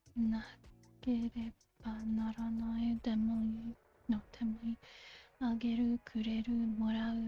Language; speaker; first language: Japanese; non-native, learner; English